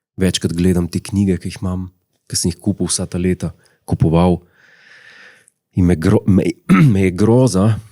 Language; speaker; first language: Slovenian; native; Slovenian